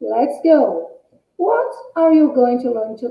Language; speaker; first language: English; non-native, fluent; Portuguese